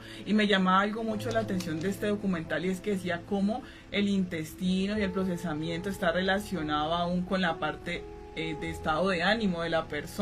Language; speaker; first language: Spanish; native; Spanish